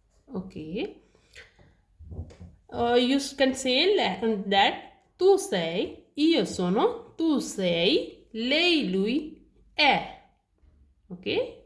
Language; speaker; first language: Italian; non-native, learner; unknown